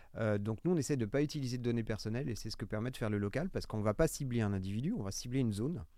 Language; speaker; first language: French; native; French